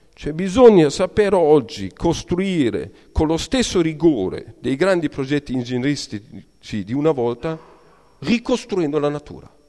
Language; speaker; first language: Italian; non-native, fluent; German